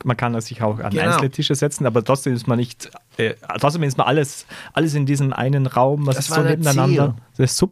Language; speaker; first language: German; native; German